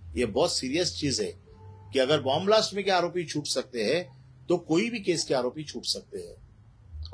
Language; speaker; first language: Hindi; non-native, local second language; Marathi